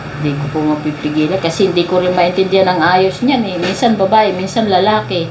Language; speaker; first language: Filipino; native; Filipino